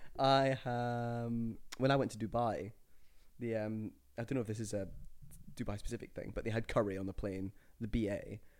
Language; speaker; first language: English; native; English